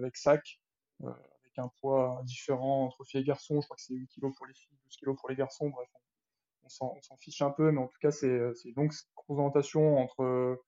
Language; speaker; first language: French; native; French